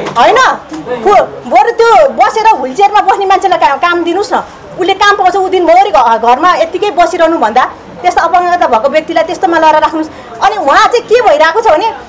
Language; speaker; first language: Nepali; native; Nepali